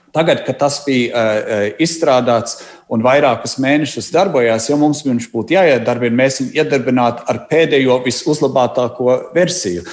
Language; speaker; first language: Latvian; early bilingual, heritage; Latvian